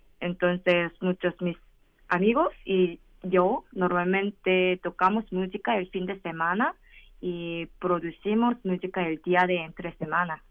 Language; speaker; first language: Spanish; non-native, learner; Korean